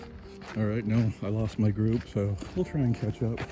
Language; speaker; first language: English; native; English